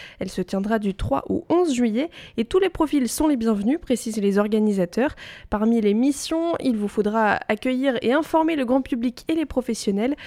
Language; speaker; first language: French; native; French